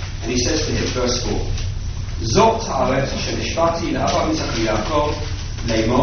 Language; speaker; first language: English; native; English